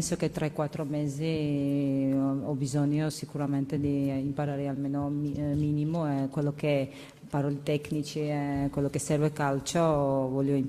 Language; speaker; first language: Italian; non-native, learner; Georgian